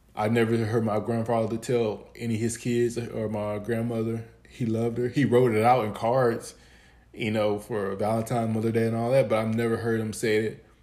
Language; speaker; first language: English; native; English